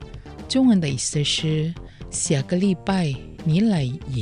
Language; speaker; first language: Chinese; non-native, learner; Indonesian